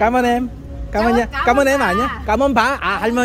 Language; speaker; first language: Korean; native; Korean